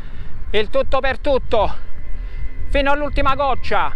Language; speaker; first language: Italian; native; Italian